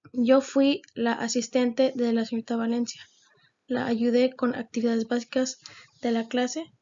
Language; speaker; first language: Spanish; early bilingual, heritage; Spanish